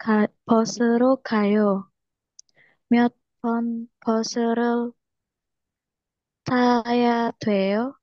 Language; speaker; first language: Korean; non-native, learner; Indonesian